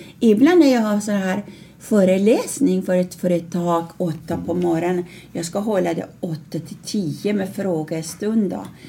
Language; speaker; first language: Swedish; non-native, fluent; Persian